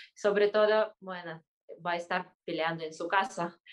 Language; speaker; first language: Spanish; non-native, fluent; Kyrgyz